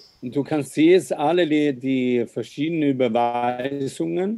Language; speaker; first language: German; non-native, fluent; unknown